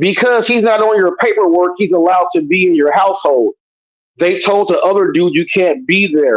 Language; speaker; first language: English; native; English